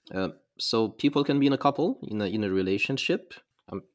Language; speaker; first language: English; non-native, fluent; Arabic